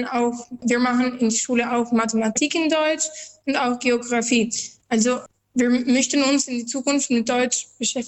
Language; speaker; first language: German; non-native, learner; Albanian